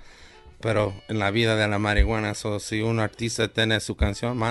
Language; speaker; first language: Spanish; early bilingual, heritage; Spanish